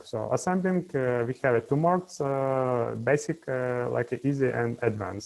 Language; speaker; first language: English; non-native, fluent; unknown